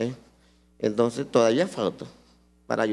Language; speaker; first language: Portuguese; non-native, learner; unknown